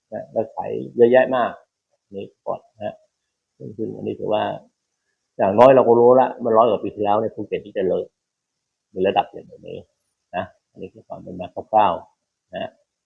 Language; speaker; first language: Thai; native; Thai